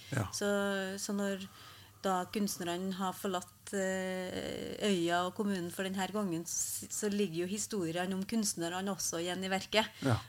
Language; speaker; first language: Norwegian; native; Norwegian